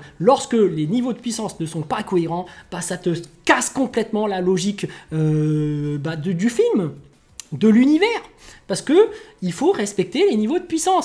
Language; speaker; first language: French; native; French